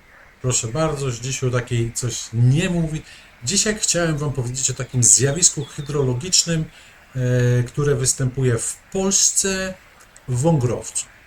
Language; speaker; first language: Polish; native; Polish